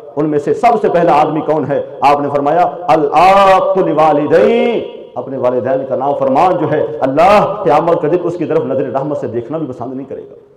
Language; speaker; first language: Urdu; non-native, local second language; Punjabi